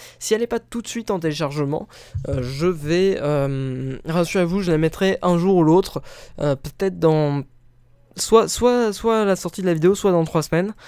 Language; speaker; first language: French; native; French